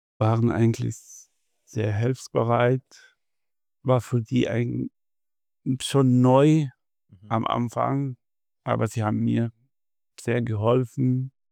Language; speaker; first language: German; non-native, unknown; Arabic